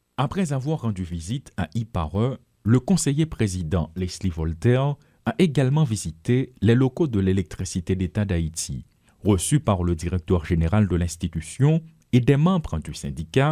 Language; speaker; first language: French; non-native, local second language; Haitian Creole